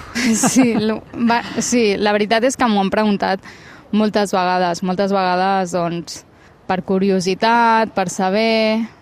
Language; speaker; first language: Catalan; early bilingual, other home language; Punjabi